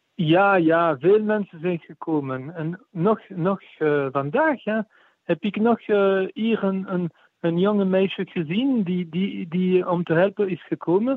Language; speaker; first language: Dutch; non-native, fluent; French